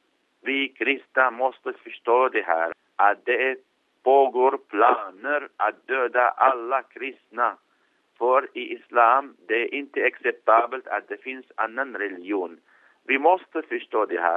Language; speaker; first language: Swedish; non-native, fluent; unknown